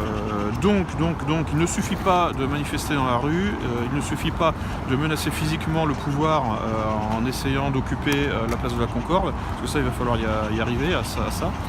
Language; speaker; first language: French; native; French